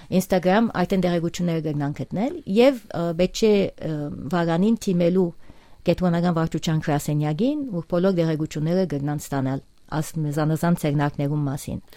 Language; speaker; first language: Armenian; early bilingual, heritage; Armenian